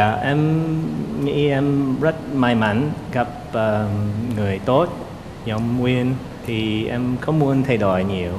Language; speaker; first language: Vietnamese; non-native, fluent; English